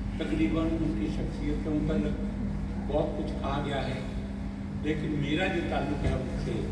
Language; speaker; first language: Urdu; non-native, local second language; Punjabi